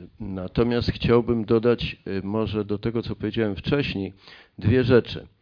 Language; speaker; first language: Polish; native; Polish